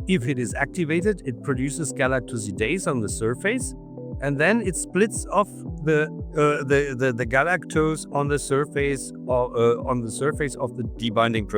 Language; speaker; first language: English; non-native, fluent; German